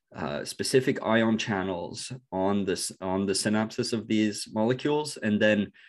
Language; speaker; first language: English; non-native, fluent; Norwegian